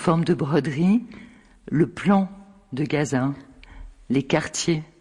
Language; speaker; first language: French; native; French